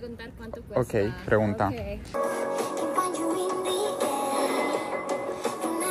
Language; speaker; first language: Spanish; non-native, learner; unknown